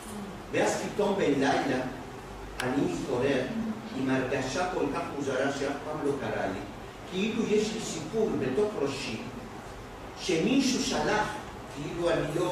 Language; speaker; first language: Hebrew; non-native, fluent; Spanish